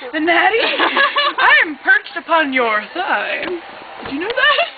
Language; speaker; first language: English; native; English